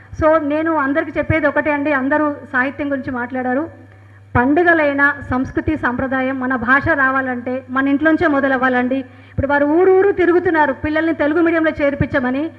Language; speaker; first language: Telugu; native; Telugu